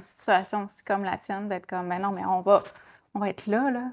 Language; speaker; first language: French; native; French